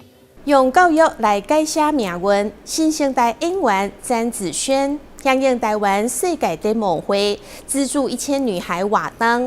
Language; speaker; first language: Chinese; native; Chinese